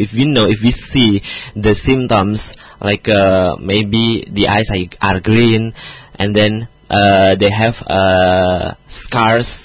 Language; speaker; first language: English; non-native, fluent; Indonesian